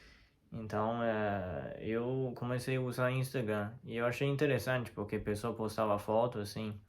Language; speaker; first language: Portuguese; non-native, fluent; Chinese